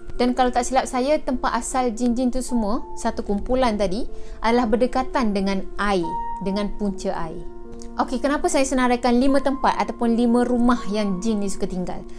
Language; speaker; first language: Malay; native; Malay